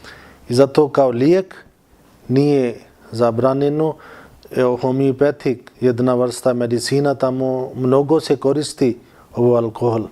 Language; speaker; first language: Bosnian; non-native, learner; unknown